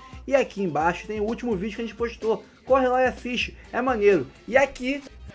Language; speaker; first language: Portuguese; native; Portuguese